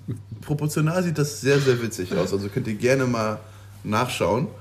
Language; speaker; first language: German; non-native, local second language; Luxembourgish